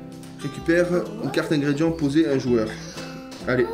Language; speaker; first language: French; native; French